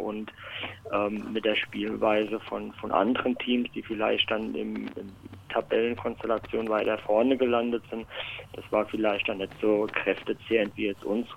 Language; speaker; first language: German; native; German